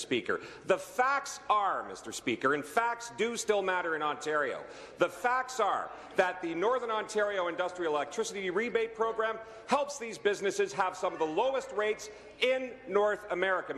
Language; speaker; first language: English; native; English